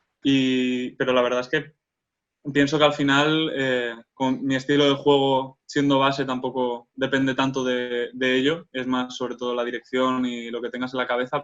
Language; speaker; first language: Spanish; non-native, local second language; Catalan